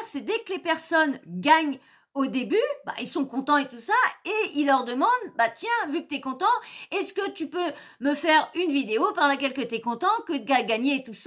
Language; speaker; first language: French; native; French